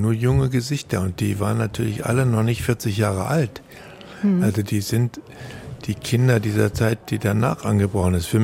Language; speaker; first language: German; native; German